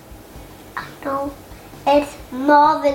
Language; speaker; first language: English; native; English